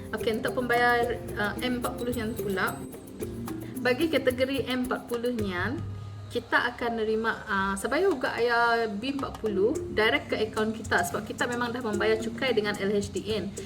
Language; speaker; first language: Malay; non-native, local second language; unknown